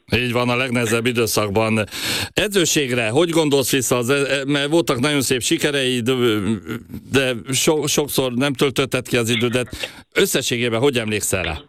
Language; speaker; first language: Hungarian; native; Hungarian